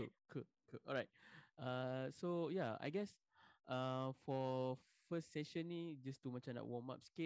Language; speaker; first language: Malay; native; Malay